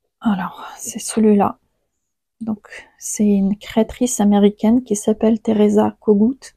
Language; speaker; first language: French; non-native, fluent; Ukrainian